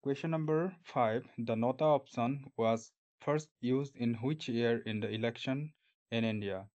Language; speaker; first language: English; non-native, local second language; Assamese